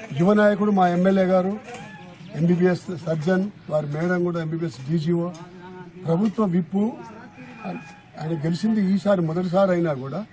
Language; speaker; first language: Telugu; native; Telugu